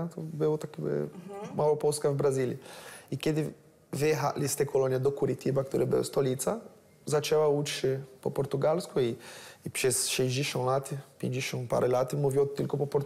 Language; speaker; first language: Polish; non-native, learner; Portuguese